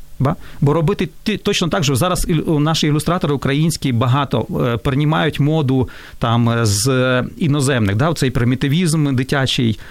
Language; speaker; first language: Ukrainian; non-native, local second language; Russian